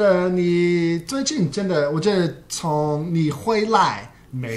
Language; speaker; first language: Chinese; non-native, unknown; English